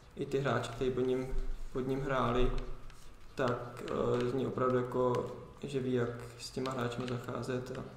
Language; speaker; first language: Czech; early bilingual, heritage; Czech